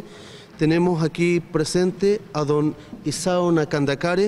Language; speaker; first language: Spanish; native; Spanish